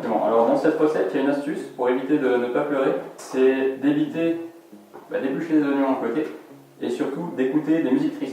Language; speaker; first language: French; native; French